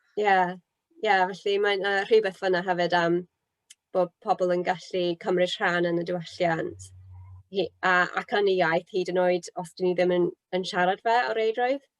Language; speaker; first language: Welsh; non-native, local second language; English